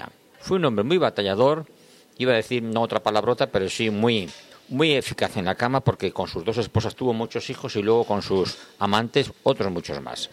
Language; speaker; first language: Spanish; native; Spanish